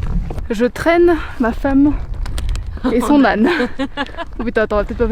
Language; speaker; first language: French; native; French